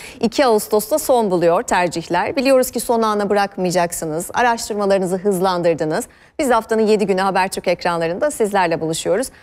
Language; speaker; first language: Turkish; native; Turkish